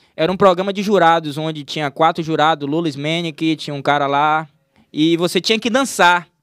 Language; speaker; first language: Portuguese; native; Portuguese